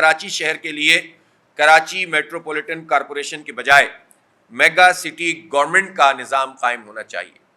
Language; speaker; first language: Urdu; native; Urdu